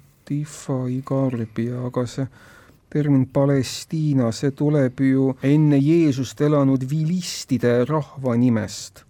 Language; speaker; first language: Estonian; native; Estonian